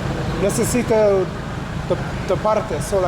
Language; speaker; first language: Spanish; non-native, learner; English